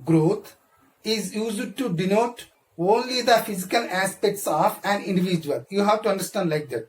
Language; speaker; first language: English; non-native, local second language; Telugu